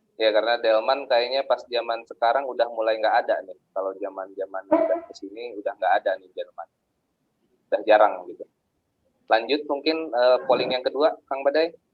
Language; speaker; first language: Indonesian; native; Indonesian